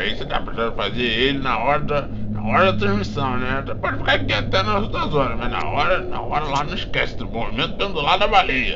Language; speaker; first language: Portuguese; native; Portuguese